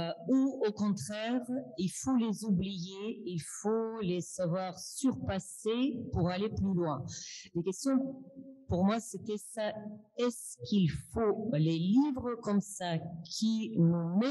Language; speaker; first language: French; non-native, fluent; Russian